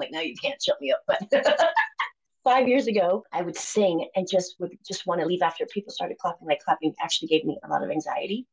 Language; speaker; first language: English; early bilingual, other home language; Spanish